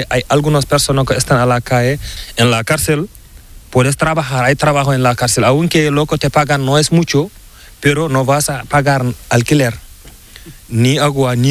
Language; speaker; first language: Spanish; non-native, learner; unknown